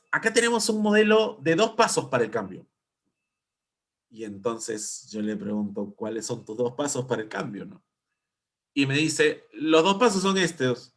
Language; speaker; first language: Spanish; native; Spanish